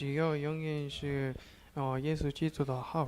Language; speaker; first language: Chinese; non-native, learner; Korean